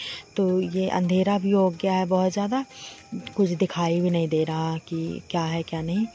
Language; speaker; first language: Hindi; native; Hindi